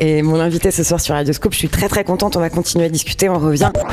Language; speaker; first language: French; native; French